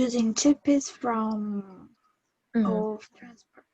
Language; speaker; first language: English; non-native, learner; Korean